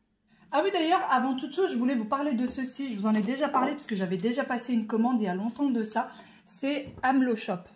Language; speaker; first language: French; native; French